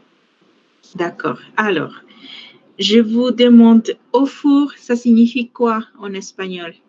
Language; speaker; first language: French; non-native, fluent; Spanish